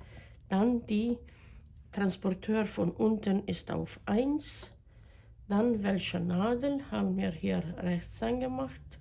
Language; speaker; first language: German; non-native, fluent; Croatian